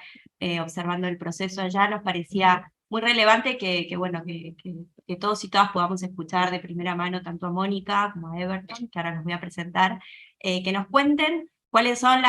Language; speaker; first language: Spanish; native; Spanish